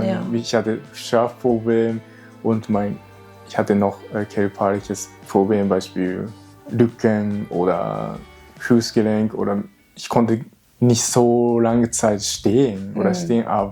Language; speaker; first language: German; non-native, learner; Japanese